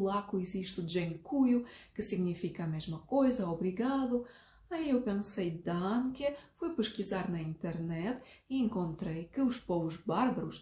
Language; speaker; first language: Portuguese; non-native, fluent; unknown